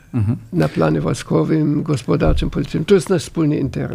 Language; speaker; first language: Polish; non-native, fluent; German